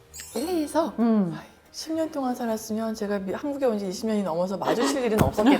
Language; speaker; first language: Korean; native; Korean